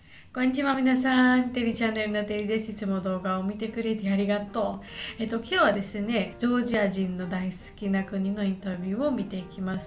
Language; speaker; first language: Japanese; non-native, learner; Georgian